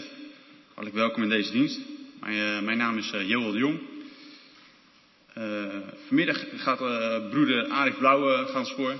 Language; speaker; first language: Dutch; native; Dutch